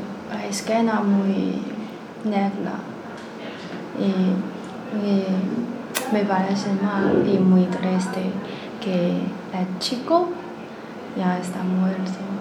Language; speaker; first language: Spanish; non-native, learner; Chinese